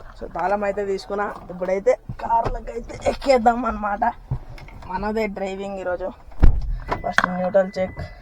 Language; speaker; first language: Telugu; non-native, local second language; Lambadi